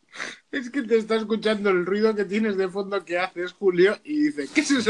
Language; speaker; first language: Spanish; native; Spanish